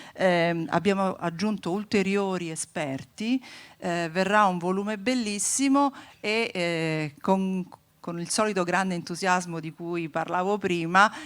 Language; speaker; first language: Italian; native; Italian